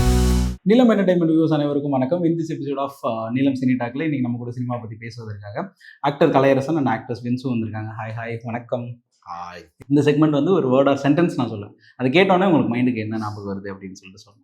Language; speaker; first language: Tamil; native; Tamil